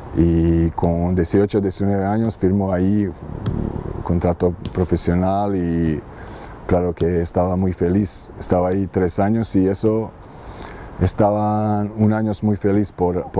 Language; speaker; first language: Spanish; non-native, learner; Serbian